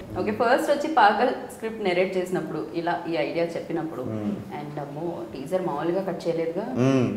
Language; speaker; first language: Telugu; native; Telugu